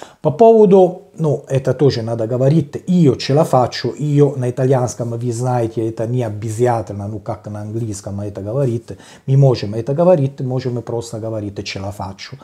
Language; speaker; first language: Russian; non-native, learner; Italian